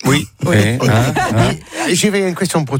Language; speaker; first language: French; non-native, learner; English